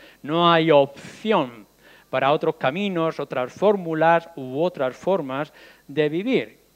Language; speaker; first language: Spanish; native; Spanish